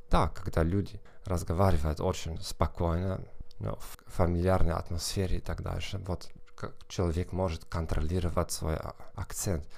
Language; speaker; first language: Russian; non-native, fluent; German